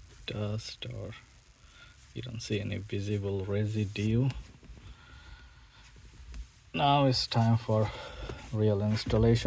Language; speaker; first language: English; non-native, fluent; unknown